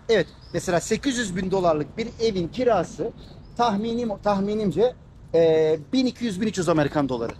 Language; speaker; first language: Turkish; native; Turkish